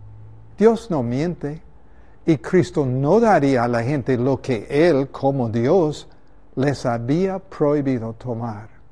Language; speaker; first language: Spanish; native; Spanish